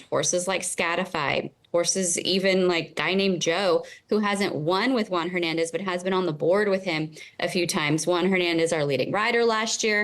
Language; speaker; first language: English; native; English